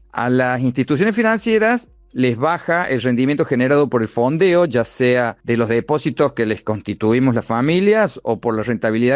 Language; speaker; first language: Spanish; native; Spanish